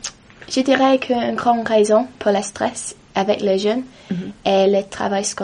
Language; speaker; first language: French; non-native, learner; English